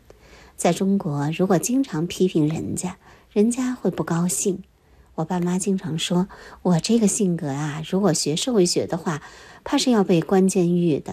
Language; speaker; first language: Chinese; native; Chinese